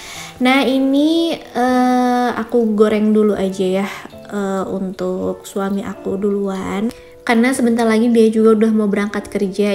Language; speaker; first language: Indonesian; native; Indonesian